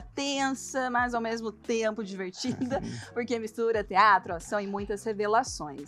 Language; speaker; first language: Portuguese; native; Portuguese